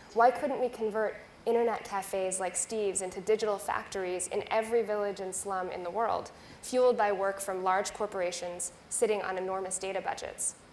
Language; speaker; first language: English; native; English